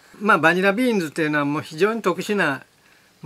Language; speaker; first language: Japanese; native; Japanese